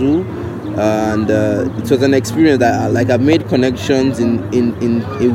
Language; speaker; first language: English; non-native, local second language; Yoruba